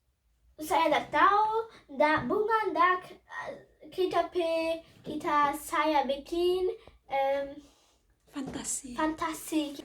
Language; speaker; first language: Indonesian; early bilingual, heritage; Indonesian